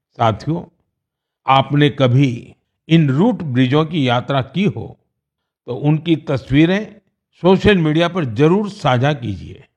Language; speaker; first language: Hindi; non-native, local second language; Gujarati